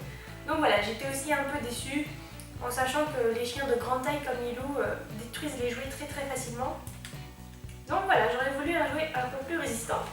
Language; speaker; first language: French; native; French